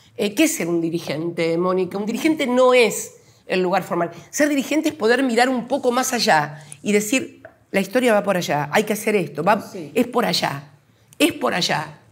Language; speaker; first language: Spanish; native; Spanish